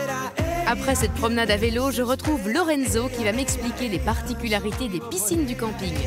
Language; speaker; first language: French; native; French